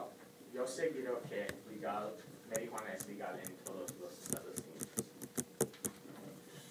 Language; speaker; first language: Spanish; non-native, learner; English